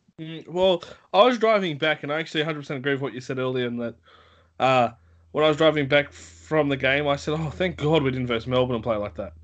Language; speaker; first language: English; native; English